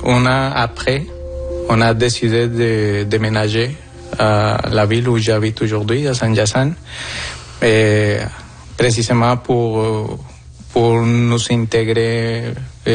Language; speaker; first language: French; non-native, fluent; Spanish